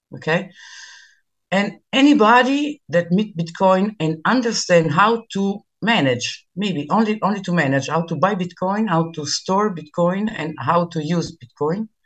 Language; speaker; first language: English; non-native, learner; Italian